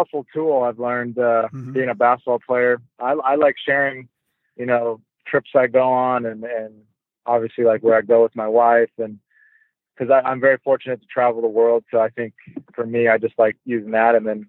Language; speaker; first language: English; native; English